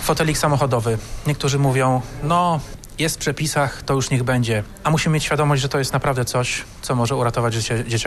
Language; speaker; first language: Polish; native; Polish